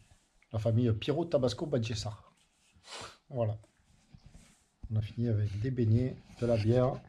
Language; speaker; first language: French; native; French